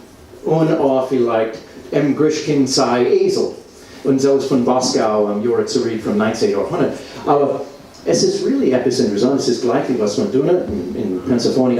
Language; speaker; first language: German; non-native, learner; English